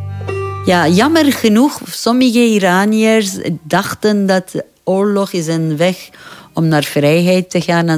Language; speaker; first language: Dutch; non-native, fluent; Persian